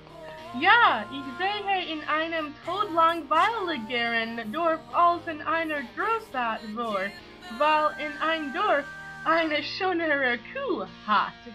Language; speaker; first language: German; non-native, learner; English